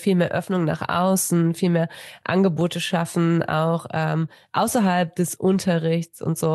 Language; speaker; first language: German; native; German